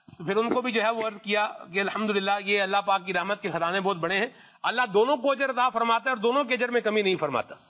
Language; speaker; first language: Urdu; native; Urdu